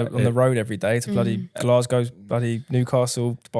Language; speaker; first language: English; native; English